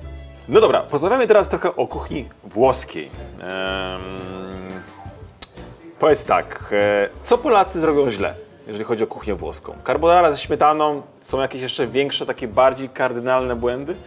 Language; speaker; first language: Polish; native; Polish